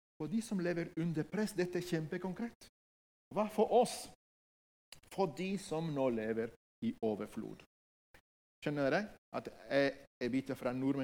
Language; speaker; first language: Norwegian; non-native, fluent; Spanish